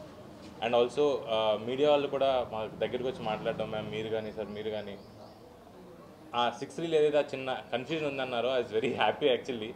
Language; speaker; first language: Telugu; native; Telugu